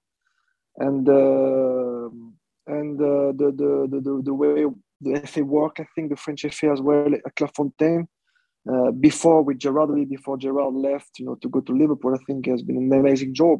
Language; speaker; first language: English; non-native, fluent; French